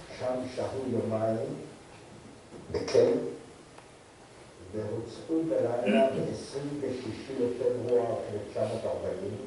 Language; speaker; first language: Hebrew; non-native, fluent; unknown